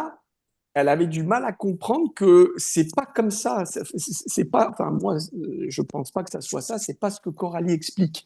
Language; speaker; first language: French; native; French